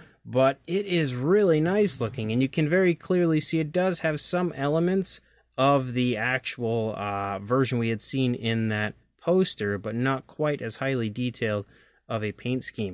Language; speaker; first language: English; native; English